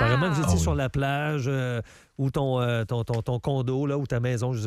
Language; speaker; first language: French; native; French